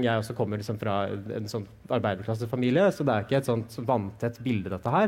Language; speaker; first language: Norwegian; native; Norwegian